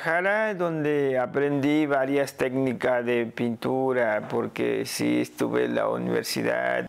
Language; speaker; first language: Spanish; non-native, local second language; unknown